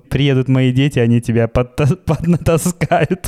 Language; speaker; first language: Russian; native; Russian